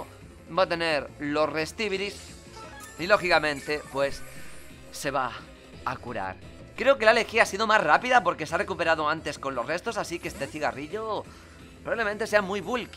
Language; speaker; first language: Spanish; native; Spanish